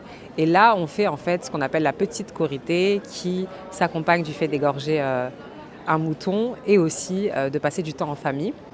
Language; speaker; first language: French; native; French